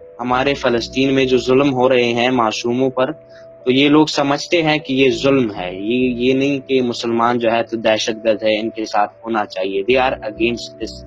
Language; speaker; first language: Urdu; non-native, local second language; Pashto